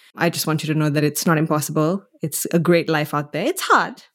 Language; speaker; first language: English; native; English